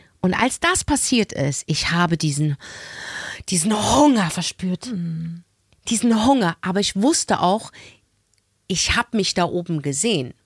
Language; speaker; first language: German; early bilingual, other home language; Arabic